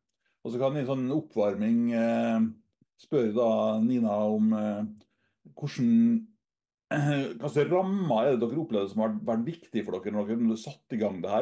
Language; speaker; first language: Norwegian; native; Norwegian